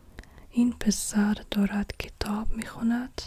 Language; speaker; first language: Persian; non-native, learner; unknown